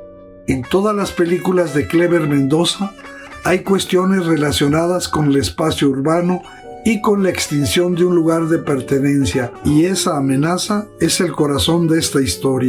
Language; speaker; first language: Spanish; native; Spanish